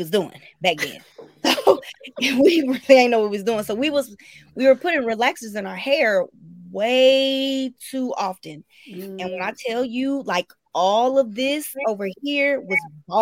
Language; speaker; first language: English; native; English